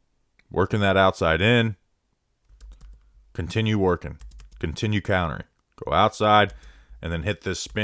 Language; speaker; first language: English; native; English